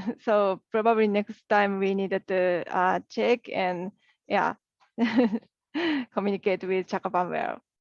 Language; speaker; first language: English; non-native, learner; Japanese